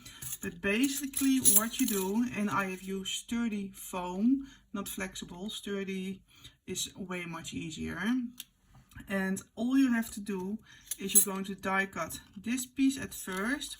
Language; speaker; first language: English; non-native, fluent; Dutch